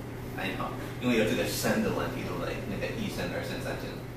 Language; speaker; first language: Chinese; non-native, learner; English